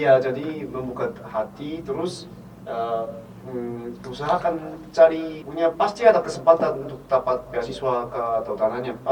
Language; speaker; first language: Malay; non-native, fluent; Korean